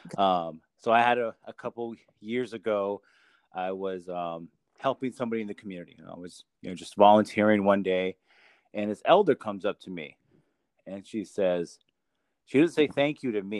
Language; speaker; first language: English; early bilingual, other home language; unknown